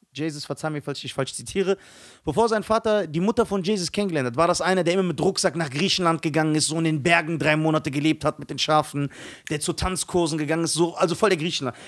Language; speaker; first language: German; early bilingual, other home language; Arabic